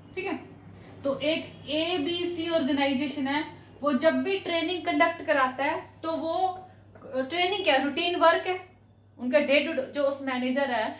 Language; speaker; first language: Hindi; native; Hindi